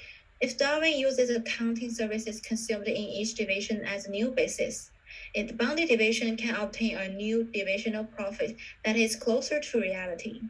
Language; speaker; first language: English; non-native, fluent; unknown